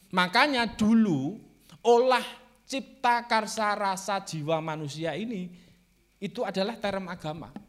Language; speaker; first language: Indonesian; non-native, local second language; Javanese